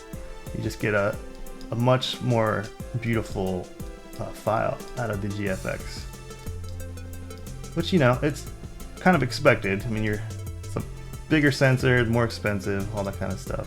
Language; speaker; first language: English; native; English